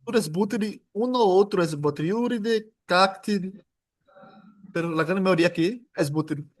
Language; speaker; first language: Spanish; non-native, fluent; Portuguese